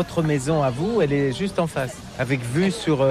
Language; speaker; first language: French; native; French